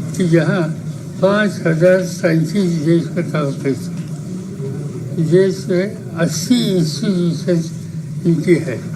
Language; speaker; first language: Hindi; non-native, local second language; Marathi